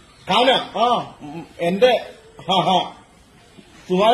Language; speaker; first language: Hindi; non-native, learner; Malayalam